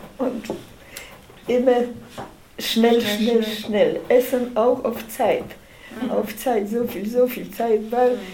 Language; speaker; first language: German; non-native, learner; Polish